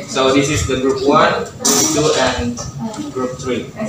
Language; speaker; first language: English; non-native, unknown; Indonesian